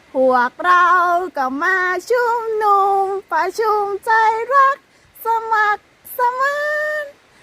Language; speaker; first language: Thai; native; Thai